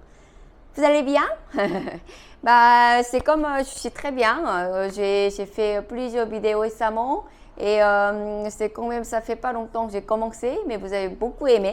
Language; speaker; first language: French; non-native, fluent; Korean